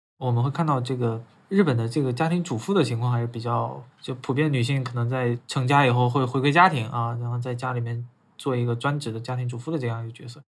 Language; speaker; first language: Chinese; native; Chinese